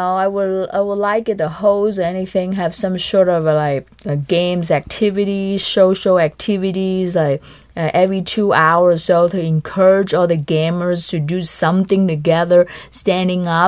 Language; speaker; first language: English; non-native, fluent; Vietnamese